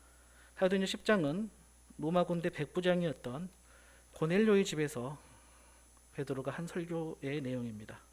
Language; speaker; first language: Korean; native; Korean